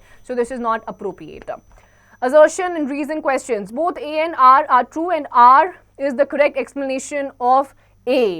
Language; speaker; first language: English; non-native, local second language; Hindi